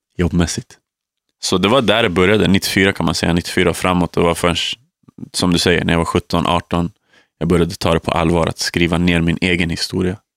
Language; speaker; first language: Swedish; native; Swedish